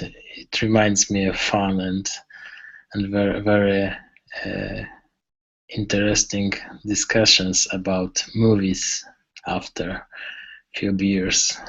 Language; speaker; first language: English; non-native, learner; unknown